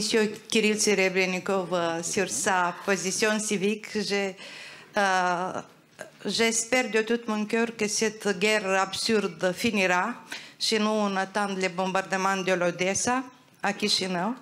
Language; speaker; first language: French; non-native, fluent; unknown